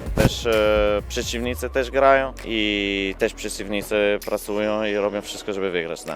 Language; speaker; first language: Polish; non-native, fluent; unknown